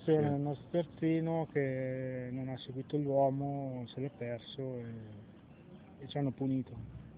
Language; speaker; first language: Italian; native; Italian